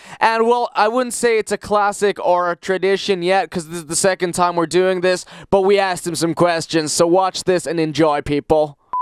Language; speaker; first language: English; non-native, fluent; Finnish